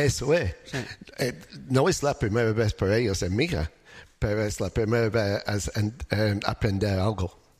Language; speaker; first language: Spanish; non-native, learner; English